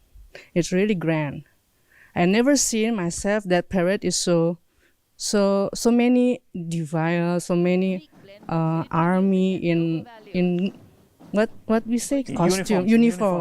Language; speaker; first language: English; non-native, learner; Indonesian